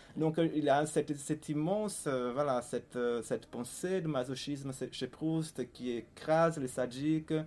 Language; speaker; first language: French; non-native, fluent; Portuguese